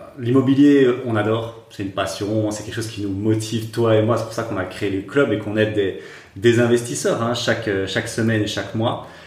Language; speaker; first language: French; native; French